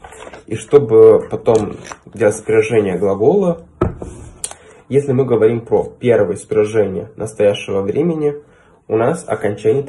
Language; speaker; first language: Russian; non-native, fluent; Italian